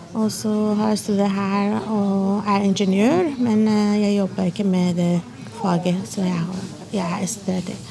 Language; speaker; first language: Norwegian; non-native, fluent; Persian